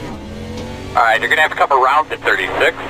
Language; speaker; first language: English; native; English